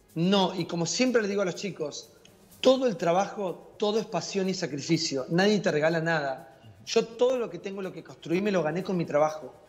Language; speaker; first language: Spanish; native; Spanish